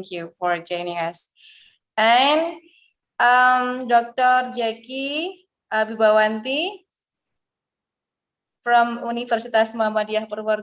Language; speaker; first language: English; non-native, fluent; Indonesian